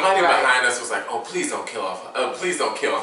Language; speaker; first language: English; native; English